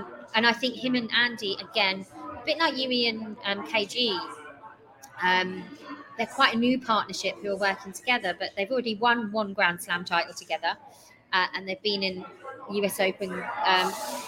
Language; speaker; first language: English; native; English